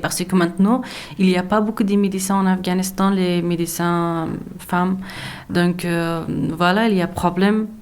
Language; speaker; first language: French; non-native, learner; Persian